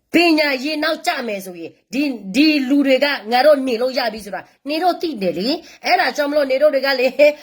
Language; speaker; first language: Burmese; non-native, local second language; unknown